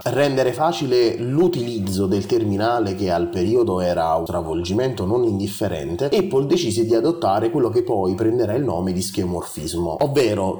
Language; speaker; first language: Italian; native; Italian